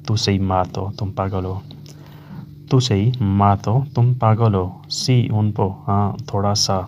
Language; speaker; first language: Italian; non-native, learner; Urdu